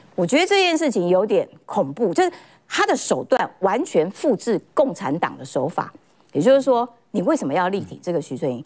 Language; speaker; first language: Chinese; native; Chinese